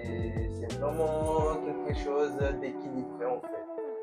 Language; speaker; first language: French; non-native, local second language; Comorian